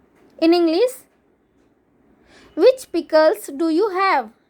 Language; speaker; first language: English; non-native, local second language; Hindi